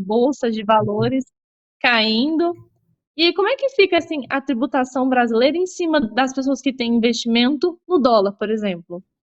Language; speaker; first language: Portuguese; native; Portuguese